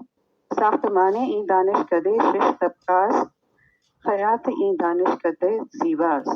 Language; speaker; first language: Persian; non-native, learner; Urdu